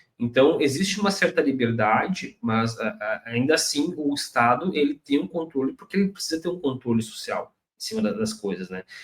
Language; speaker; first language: Portuguese; native; Portuguese